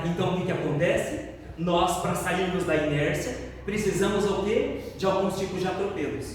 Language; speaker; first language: Portuguese; native; Portuguese